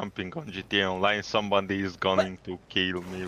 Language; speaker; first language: English; non-native, fluent; Romanian